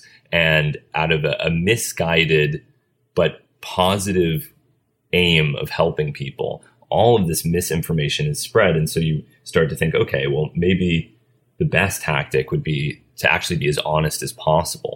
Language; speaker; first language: English; native; English